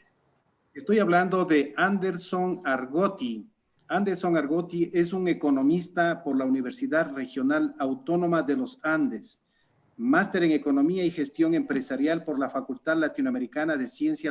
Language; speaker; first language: Spanish; native; Spanish